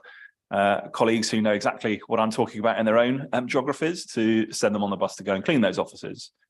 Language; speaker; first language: English; native; English